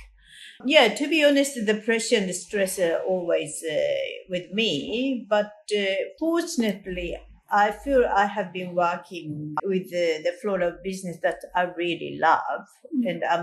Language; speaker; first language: English; non-native, fluent; Japanese